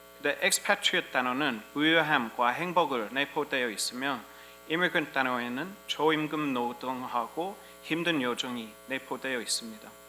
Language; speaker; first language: Korean; non-native, fluent; English